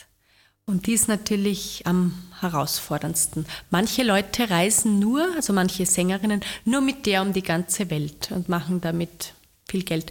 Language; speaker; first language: German; native; German